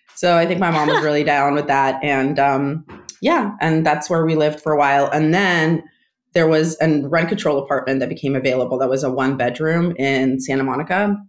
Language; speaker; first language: English; early bilingual, other home language; Russian